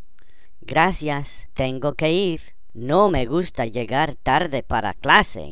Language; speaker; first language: Spanish; non-native, learner; English